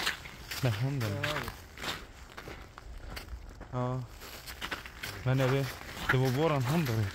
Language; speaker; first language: Swedish; non-native, fluent; Turkish